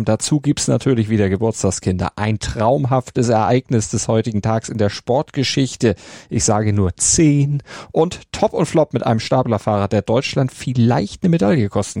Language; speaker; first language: German; native; German